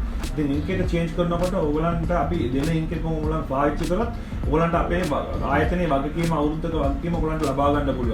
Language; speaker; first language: Sinhala; non-native, local second language; Tamil